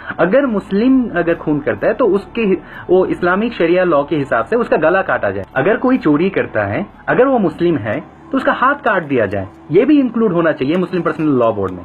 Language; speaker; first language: Hindi; non-native, fluent; Bangla